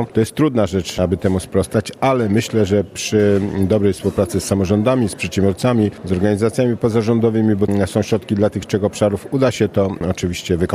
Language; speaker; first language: Polish; native; Polish